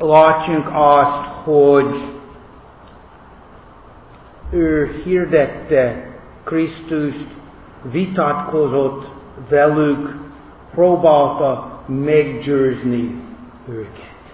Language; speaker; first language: Hungarian; non-native, fluent; English